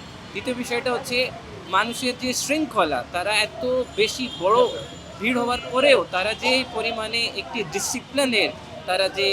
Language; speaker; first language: Bangla; non-native, fluent; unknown